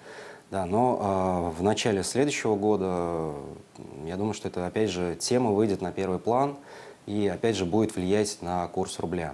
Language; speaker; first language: Russian; native; Russian